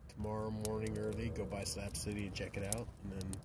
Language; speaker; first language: English; native; English